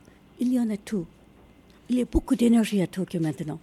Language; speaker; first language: French; non-native, learner; Japanese